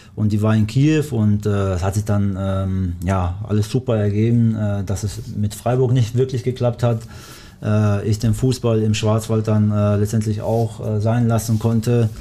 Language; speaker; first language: German; early bilingual, other home language; Albanian